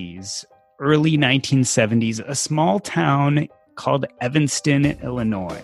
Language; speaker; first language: English; native; English